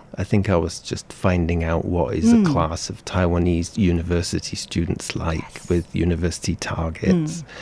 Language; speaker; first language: English; native; English